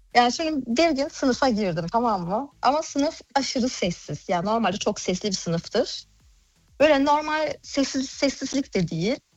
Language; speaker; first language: Turkish; early bilingual, heritage; Turkish